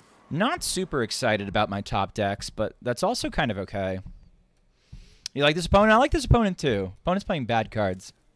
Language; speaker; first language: English; native; English